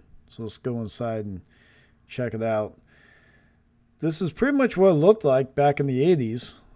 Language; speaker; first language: English; native; English